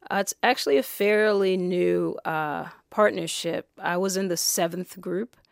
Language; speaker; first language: English; native; English